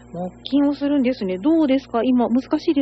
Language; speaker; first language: Japanese; native; Japanese